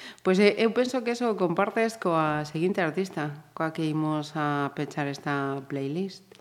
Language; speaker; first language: Galician; non-native, local second language; Spanish